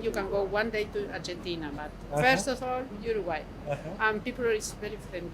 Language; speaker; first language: English; non-native, learner; Spanish